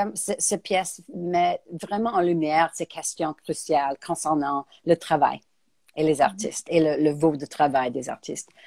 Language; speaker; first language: French; native; French